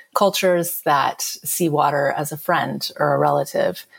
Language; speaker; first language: English; native; English